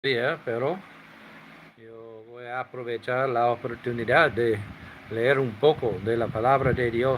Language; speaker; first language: Spanish; non-native, fluent; English